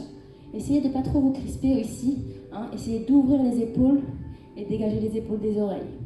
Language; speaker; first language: French; native; French